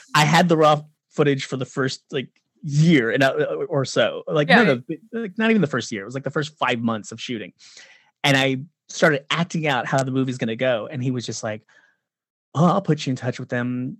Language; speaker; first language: English; native; English